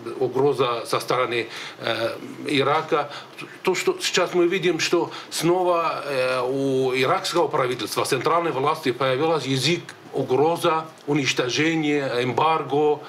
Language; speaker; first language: Russian; native; Russian